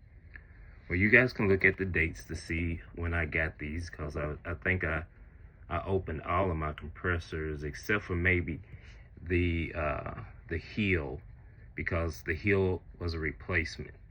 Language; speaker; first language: English; native; English